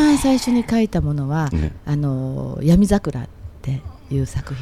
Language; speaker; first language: Japanese; native; Japanese